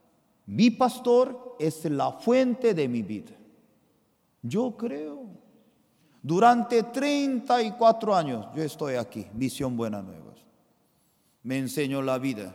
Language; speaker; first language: Spanish; non-native, fluent; Korean